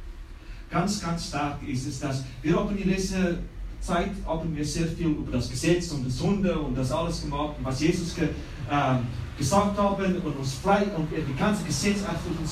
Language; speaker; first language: German; non-native, learner; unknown